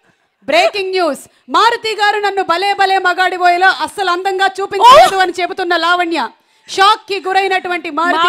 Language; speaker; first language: Telugu; native; Telugu